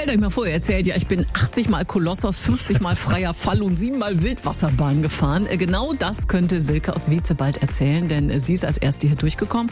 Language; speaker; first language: German; native; German